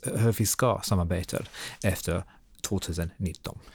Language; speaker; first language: Swedish; non-native, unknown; English